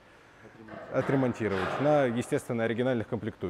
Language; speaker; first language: Russian; native; Russian